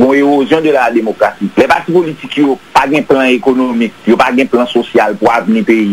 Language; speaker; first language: French; non-native, local second language; Haitian Creole